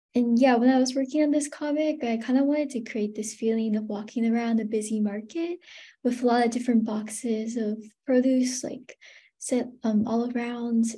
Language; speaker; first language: English; native; English